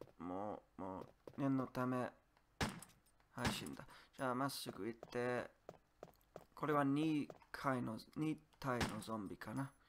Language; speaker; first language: Japanese; non-native, learner; English